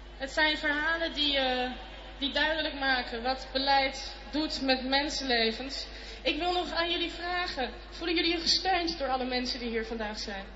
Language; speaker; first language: Dutch; native; Dutch